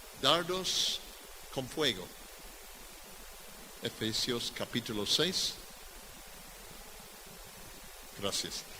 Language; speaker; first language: Spanish; non-native, fluent; English